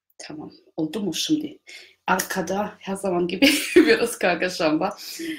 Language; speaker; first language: Turkish; non-native, fluent; German